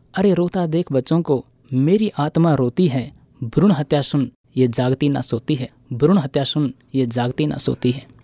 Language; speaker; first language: Hindi; native; Hindi